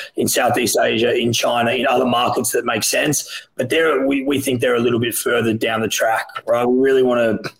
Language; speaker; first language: English; native; English